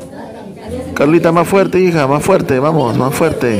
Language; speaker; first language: Spanish; native; Spanish